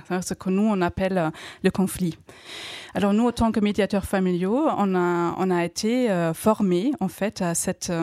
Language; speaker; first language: French; non-native, fluent; German